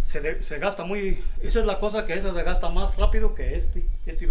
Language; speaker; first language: Spanish; native; Spanish